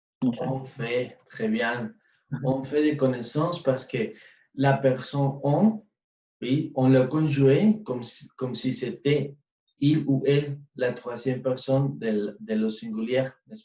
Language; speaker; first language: French; non-native, fluent; Spanish